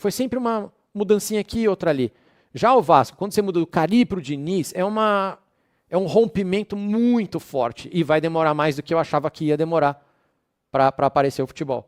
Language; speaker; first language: Portuguese; native; Portuguese